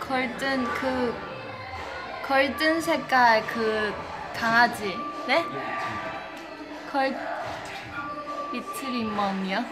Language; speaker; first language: Korean; non-native, fluent; Chinese